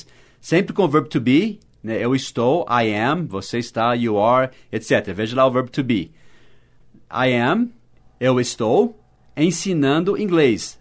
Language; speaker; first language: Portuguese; non-native, fluent; English